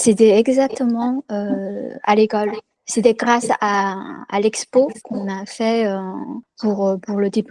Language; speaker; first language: French; non-native, fluent; Chinese